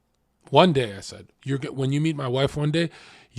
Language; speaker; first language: English; native; English